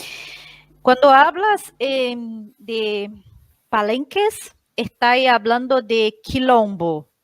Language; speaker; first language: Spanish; non-native, learner; Portuguese